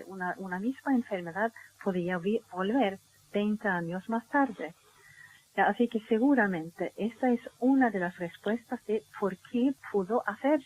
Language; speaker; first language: Spanish; non-native, fluent; Swedish